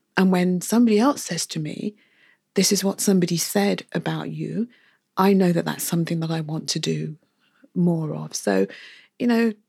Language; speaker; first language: English; native; English